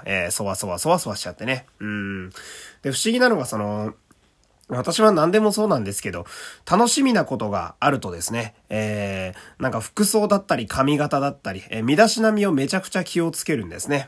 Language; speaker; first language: Japanese; native; Japanese